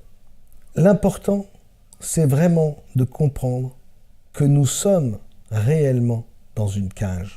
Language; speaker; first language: French; native; French